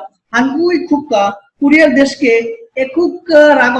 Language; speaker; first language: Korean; non-native, fluent; Bangla